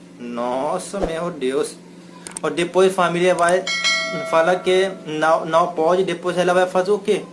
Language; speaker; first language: Portuguese; non-native, learner; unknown